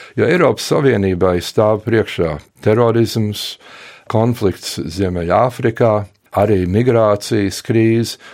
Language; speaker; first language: Latvian; early bilingual, heritage; Latvian